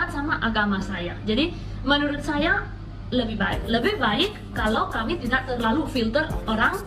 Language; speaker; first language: Indonesian; non-native, fluent; Spanish